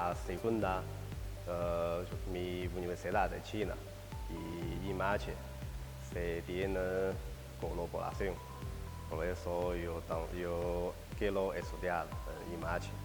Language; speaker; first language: Spanish; non-native, learner; Chinese